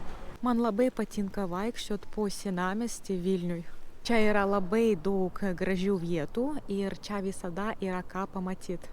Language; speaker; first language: Lithuanian; non-native, learner; Russian